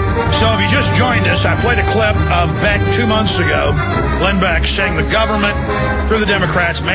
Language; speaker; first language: English; native; English